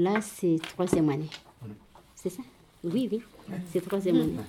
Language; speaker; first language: French; non-native, learner; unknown